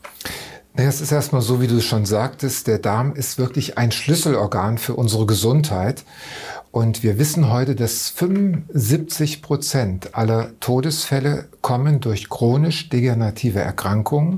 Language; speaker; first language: German; native; German